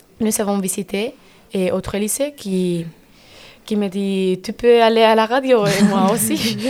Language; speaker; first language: French; non-native, learner; Spanish